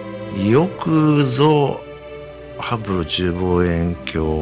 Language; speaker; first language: Japanese; native; Japanese